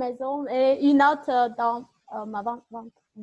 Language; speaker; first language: French; non-native, learner; Chinese